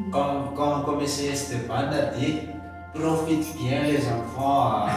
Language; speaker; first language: French; non-native, local second language; Malagasy